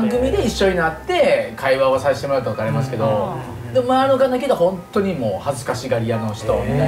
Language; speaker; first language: Japanese; native; Japanese